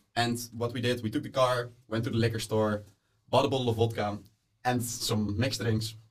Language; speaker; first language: English; non-native, fluent; Dutch